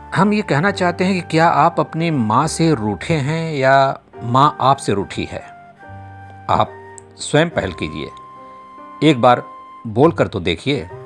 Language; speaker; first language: Hindi; non-native, local second language; Bhojpuri